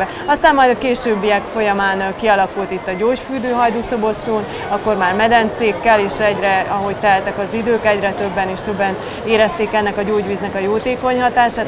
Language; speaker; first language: Hungarian; native; Hungarian